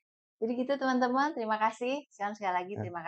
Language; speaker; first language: Indonesian; native; Indonesian